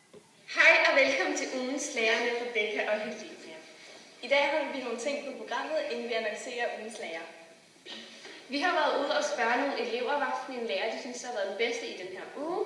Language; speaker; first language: Danish; native; Danish